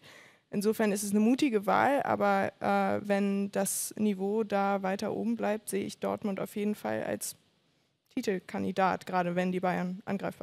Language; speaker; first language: German; native; German